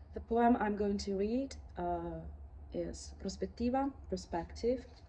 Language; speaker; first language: English; non-native, fluent; Italian